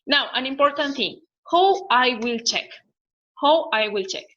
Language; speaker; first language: English; non-native, learner; Spanish